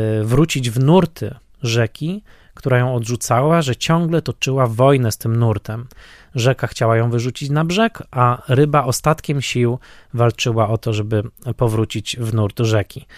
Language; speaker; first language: Polish; native; Polish